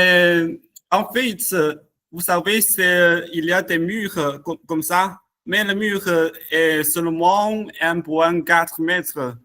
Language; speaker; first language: French; non-native, learner; Chinese